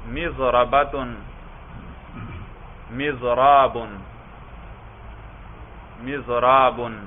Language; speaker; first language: Arabic; non-native, fluent; Urdu